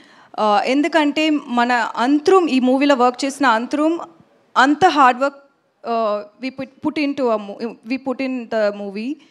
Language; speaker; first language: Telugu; non-native, learner; Tamil